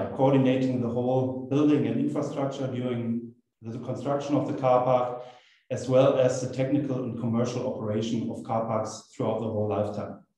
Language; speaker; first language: English; non-native, fluent; German